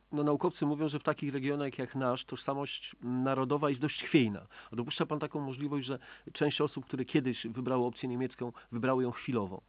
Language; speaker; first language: Polish; native; Polish